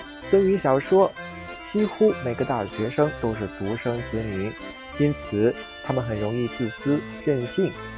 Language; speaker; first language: Chinese; native; Chinese